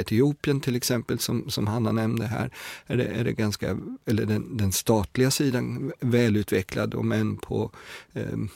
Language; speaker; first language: Swedish; native; Swedish